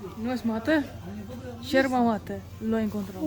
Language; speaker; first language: Spanish; non-native, fluent; Polish